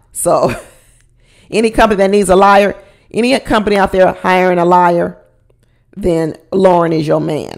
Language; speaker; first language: English; native; English